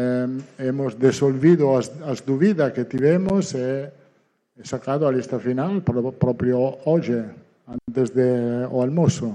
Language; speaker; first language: Portuguese; non-native, learner; Italian